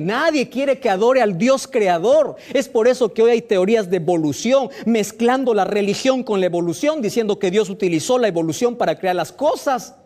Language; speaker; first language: Spanish; native; Spanish